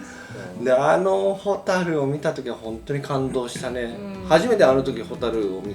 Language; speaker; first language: Japanese; native; Japanese